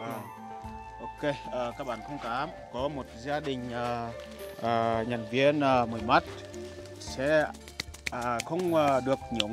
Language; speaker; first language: Vietnamese; non-native, fluent; Portuguese